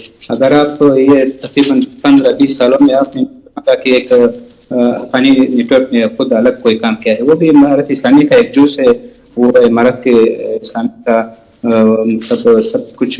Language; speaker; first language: Urdu; non-native, fluent; Pashto